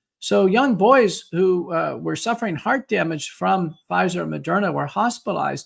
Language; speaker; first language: English; native; English